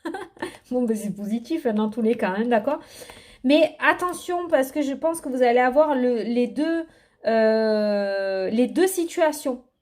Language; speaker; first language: French; native; French